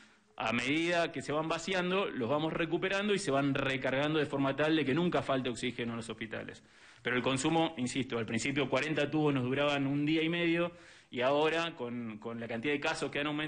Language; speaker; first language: Spanish; native; Spanish